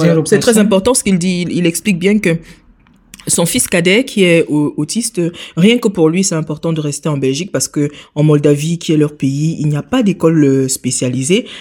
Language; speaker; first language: French; native; French